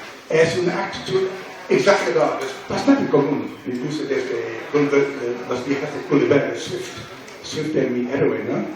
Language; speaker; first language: Spanish; non-native, fluent; English